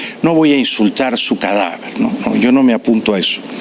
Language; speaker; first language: Spanish; native; Spanish